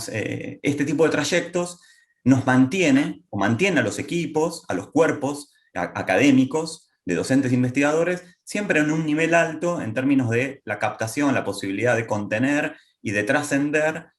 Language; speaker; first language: Spanish; native; Spanish